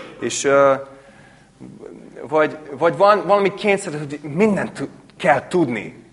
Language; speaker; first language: Hungarian; non-native, fluent; English